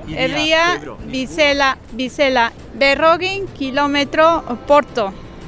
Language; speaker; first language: Basque; non-native, learner; Portuguese